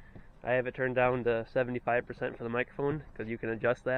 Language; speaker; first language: English; native; English